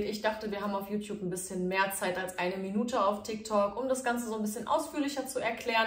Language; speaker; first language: German; native; German